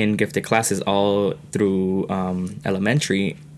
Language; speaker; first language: English; early bilingual, other home language; Spanish